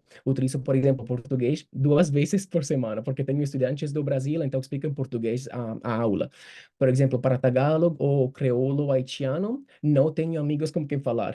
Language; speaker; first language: Portuguese; non-native, fluent; Italian